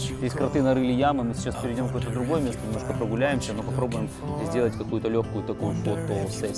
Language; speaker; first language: Russian; native; Russian